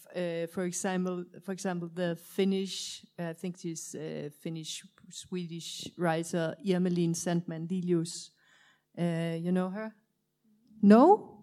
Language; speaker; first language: English; non-native, fluent; Danish